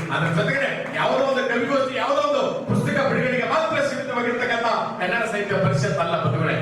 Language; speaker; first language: Kannada; native; Kannada